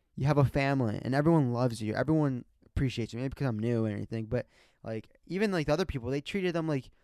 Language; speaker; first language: English; early bilingual, other home language; Spanish